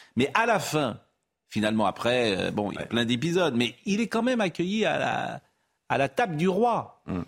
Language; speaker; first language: French; native; French